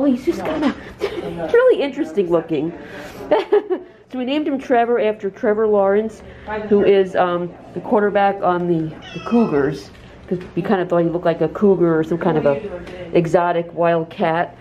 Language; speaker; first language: English; native; English